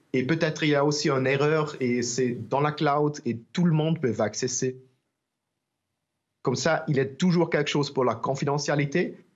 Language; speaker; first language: French; non-native, learner; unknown